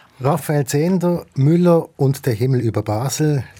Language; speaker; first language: German; native; German